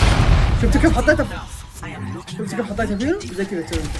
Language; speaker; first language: Arabic; native; Arabic